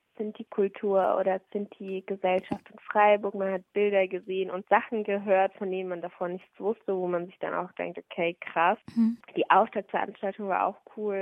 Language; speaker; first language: German; early bilingual, other home language; Somali